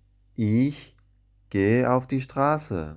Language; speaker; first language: German; non-native, fluent; Central Kurdish